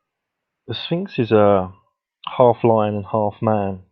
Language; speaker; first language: English; native; English